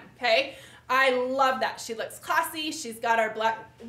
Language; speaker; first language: English; native; English